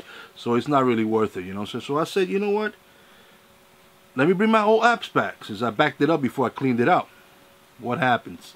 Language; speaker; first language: English; native; English